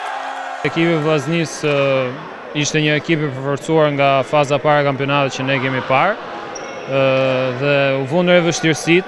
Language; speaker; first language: Albanian; native; Albanian